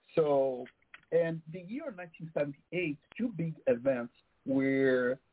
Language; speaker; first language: English; non-native, fluent; Portuguese